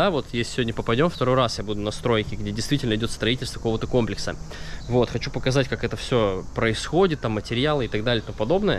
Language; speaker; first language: Russian; native; Russian